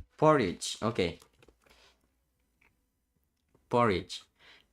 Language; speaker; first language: English; non-native, learner; Indonesian